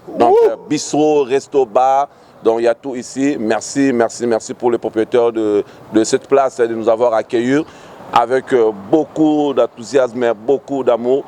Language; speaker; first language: French; non-native, local second language; Lingala